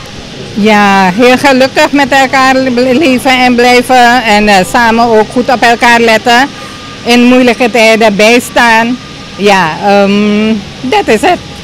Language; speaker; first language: Dutch; non-native, local second language; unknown